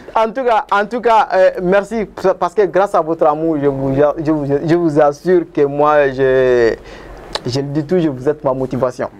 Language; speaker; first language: French; non-native, local second language; Bambara